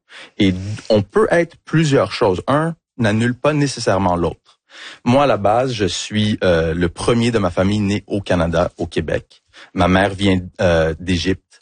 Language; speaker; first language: French; early bilingual, heritage; French